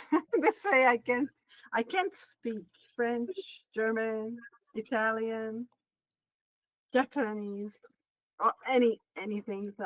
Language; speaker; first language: English; non-native, learner; Hungarian